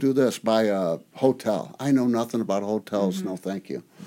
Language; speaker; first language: English; native; English